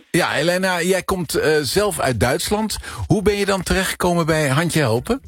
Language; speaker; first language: Dutch; native; Dutch